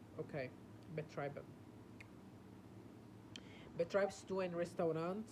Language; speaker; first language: German; non-native, learner; Italian